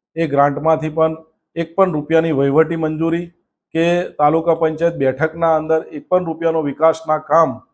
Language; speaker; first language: Gujarati; native; Gujarati